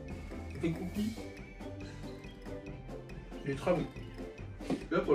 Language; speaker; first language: French; native; French